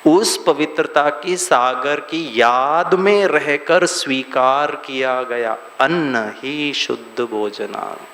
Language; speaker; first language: Hindi; non-native, local second language; Malayalam